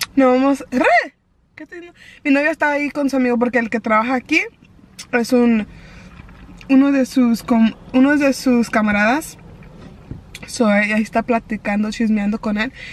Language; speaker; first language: Spanish; early bilingual, heritage; Spanish